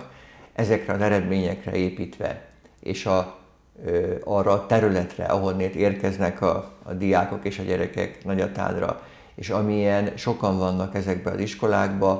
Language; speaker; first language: Hungarian; native; Hungarian